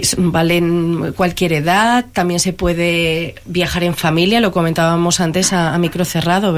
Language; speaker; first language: Spanish; native; Spanish